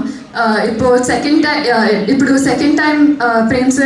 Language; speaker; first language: Telugu; non-native, learner; Kannada